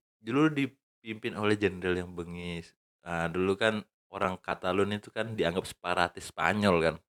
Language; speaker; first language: Indonesian; native; Indonesian